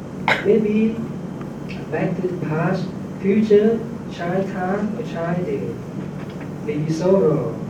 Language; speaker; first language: English; non-native, learner; Thai